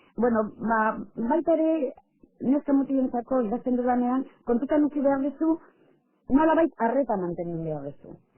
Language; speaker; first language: Basque; non-native, local second language; Spanish